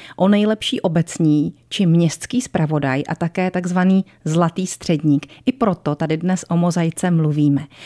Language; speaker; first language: Czech; native; Czech